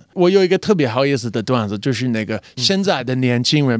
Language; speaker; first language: Chinese; non-native, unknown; English